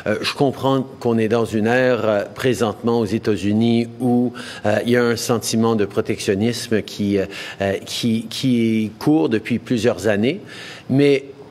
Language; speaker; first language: French; native; French